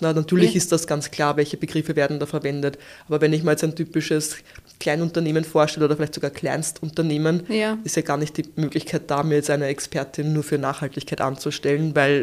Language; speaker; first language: German; native; German